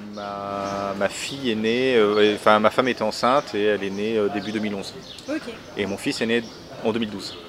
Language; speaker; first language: French; native; French